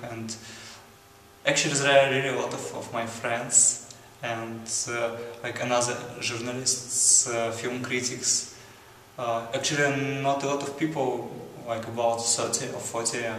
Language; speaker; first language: English; non-native, fluent; Russian